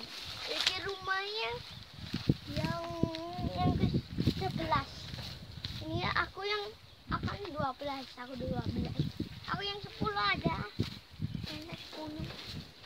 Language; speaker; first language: Indonesian; non-native, local second language; Javanese